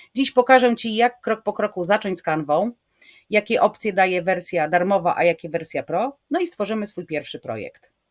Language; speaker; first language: Polish; native; Polish